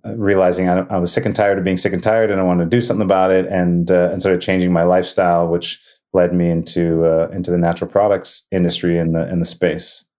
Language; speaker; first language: English; native; English